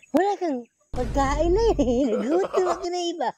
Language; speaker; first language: Filipino; non-native, local second language; Cebuano